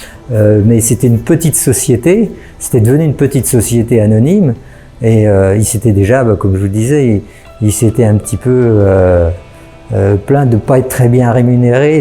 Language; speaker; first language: French; native; French